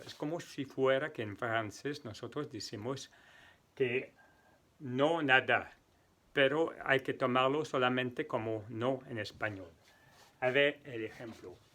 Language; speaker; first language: Spanish; non-native, fluent; French